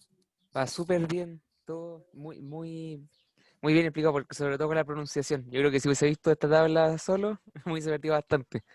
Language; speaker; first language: Spanish; native; Spanish